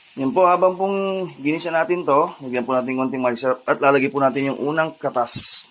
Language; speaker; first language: Filipino; native; Filipino